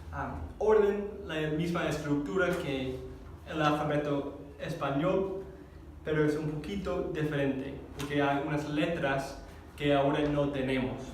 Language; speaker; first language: Spanish; non-native, fluent; English